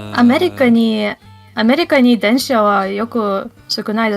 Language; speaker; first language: Japanese; non-native, learner; English